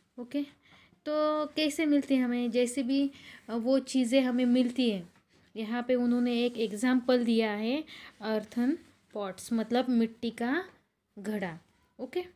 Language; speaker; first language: Hindi; non-native, local second language; Marathi